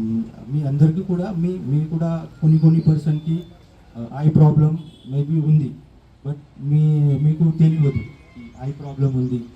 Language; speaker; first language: Telugu; non-native, learner; Hindi